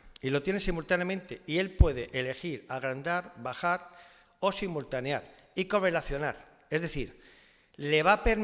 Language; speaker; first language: Spanish; native; Spanish